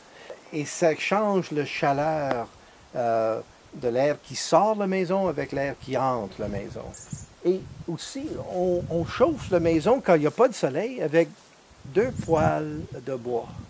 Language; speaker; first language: French; non-native, fluent; English